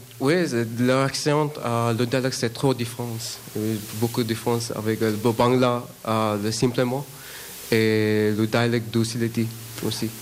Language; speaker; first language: French; non-native, learner; Bangla